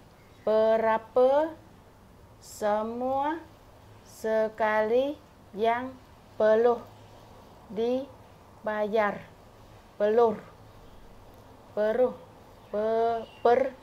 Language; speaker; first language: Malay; non-native, fluent; Vietnamese